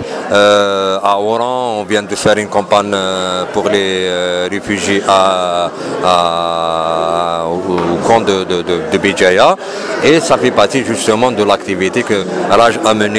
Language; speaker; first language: French; non-native, local second language; Arabic